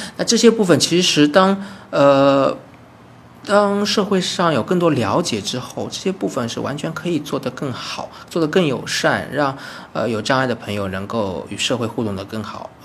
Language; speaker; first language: Chinese; native; Chinese